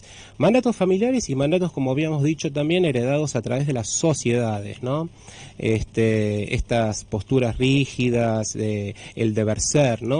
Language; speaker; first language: Spanish; native; Spanish